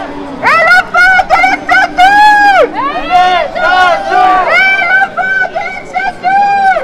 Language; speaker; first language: French; native; French